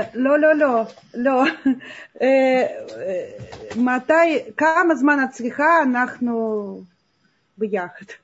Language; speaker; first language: Hebrew; non-native, learner; Russian